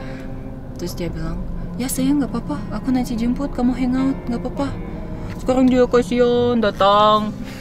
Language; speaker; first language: Indonesian; non-native, learner; Russian